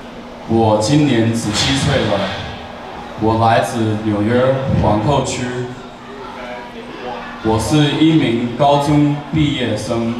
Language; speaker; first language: Chinese; early bilingual, heritage; Chinese